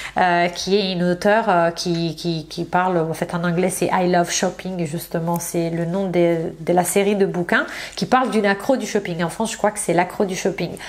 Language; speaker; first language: French; non-native, fluent; Italian